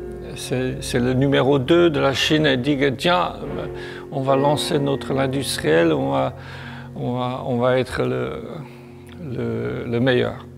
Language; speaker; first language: French; non-native, learner; Chinese